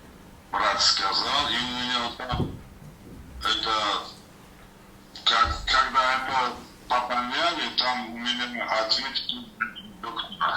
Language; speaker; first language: Russian; non-native, learner; Uzbek